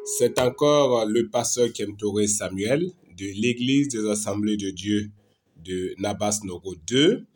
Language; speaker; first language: French; non-native, local second language; Mossi